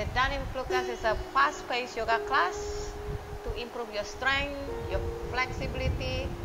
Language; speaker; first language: English; non-native, fluent; Indonesian